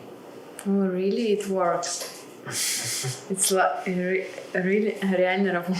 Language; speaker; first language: English; non-native, learner; Russian